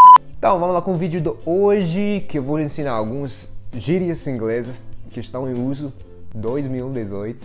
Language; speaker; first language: Portuguese; non-native, fluent; English